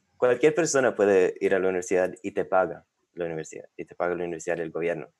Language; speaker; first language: Spanish; non-native, fluent; English